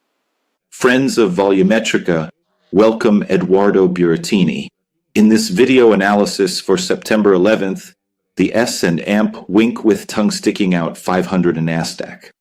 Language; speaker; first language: English; non-native, fluent; Italian